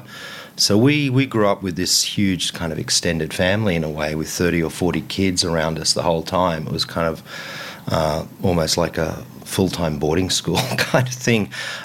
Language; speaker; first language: English; native; English